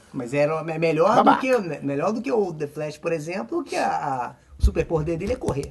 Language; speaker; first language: Portuguese; native; Portuguese